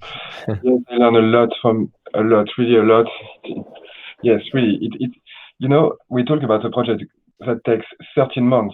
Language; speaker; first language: English; non-native, learner; French